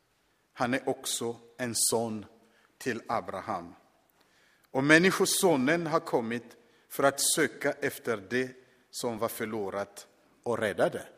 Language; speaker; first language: Swedish; non-native, fluent; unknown